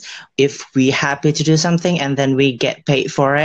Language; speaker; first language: English; non-native, fluent; Indonesian